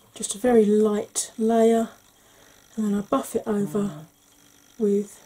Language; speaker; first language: English; native; English